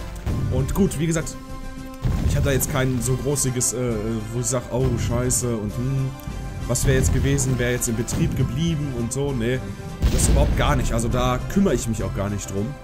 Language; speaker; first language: German; native; German